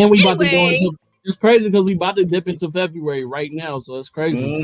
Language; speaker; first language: English; native; English